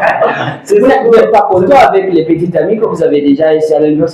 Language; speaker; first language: French; non-native, fluent; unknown